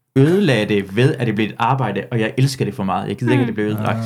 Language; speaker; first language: Danish; native; Danish